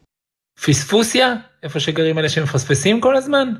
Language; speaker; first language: Hebrew; native; Hebrew